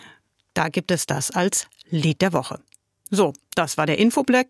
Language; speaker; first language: German; native; German